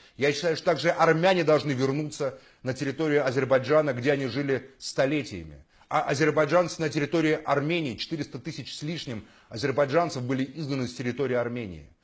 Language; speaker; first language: Russian; native; Russian